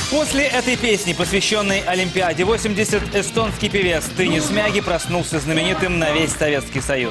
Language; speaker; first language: Russian; native; Russian